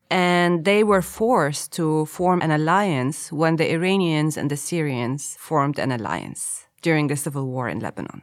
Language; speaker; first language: English; non-native, fluent; Arabic